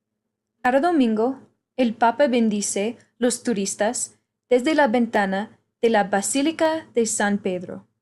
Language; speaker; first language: Spanish; non-native, fluent; English